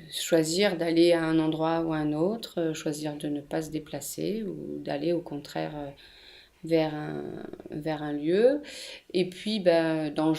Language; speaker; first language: French; native; French